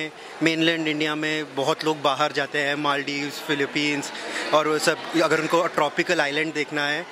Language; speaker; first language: Hindi; native; Hindi